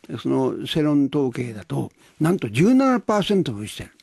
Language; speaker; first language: Japanese; native; Japanese